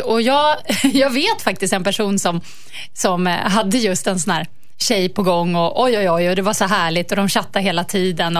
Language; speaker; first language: Swedish; native; Swedish